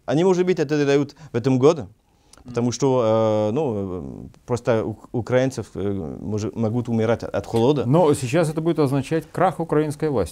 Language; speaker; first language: Russian; non-native, learner; French